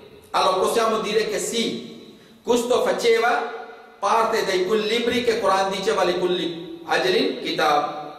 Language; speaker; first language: Italian; non-native, fluent; Urdu